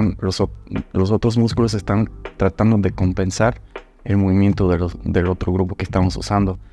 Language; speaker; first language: Spanish; non-native, fluent; Bulgarian